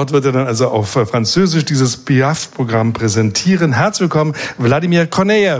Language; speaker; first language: German; native; German